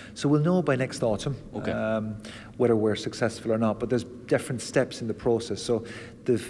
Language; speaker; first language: English; native; English